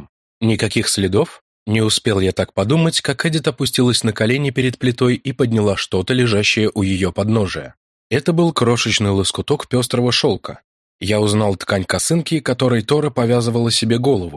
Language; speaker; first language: Russian; native; Russian